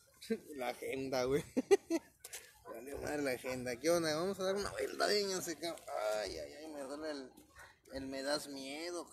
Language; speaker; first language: Spanish; native; Spanish